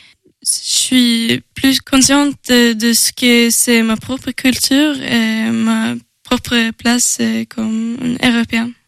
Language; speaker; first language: French; non-native, learner; Swedish